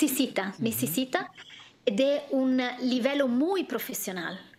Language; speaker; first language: Spanish; non-native, learner; Italian